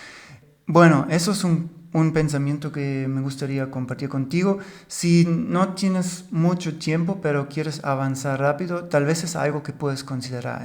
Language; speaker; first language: Spanish; non-native, fluent; German